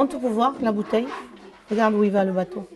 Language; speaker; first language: French; native; French